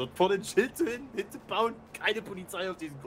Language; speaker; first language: German; native; German